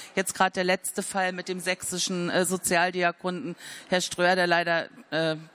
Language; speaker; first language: German; native; German